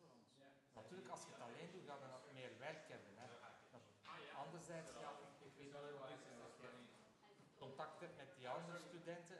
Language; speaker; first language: Dutch; native; Dutch